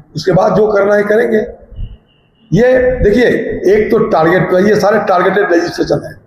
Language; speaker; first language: Hindi; non-native, local second language; Bangla